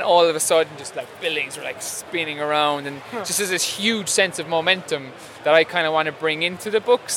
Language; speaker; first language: English; native; English